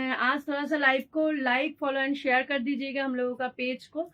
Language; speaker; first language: Hindi; non-native, local second language; Bangla